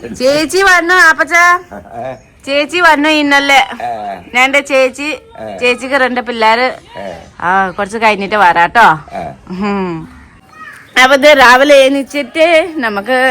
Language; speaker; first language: Malayalam; non-native, fluent; Nepali